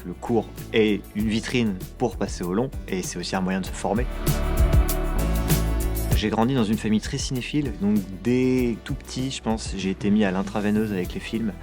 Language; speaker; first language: French; native; French